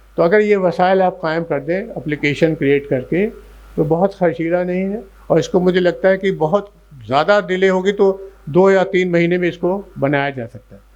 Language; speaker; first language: Urdu; native; Urdu